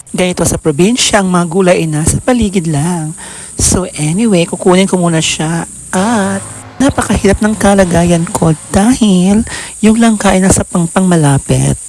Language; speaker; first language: Filipino; native; Filipino